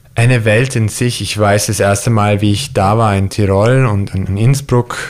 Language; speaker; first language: German; early bilingual, heritage; German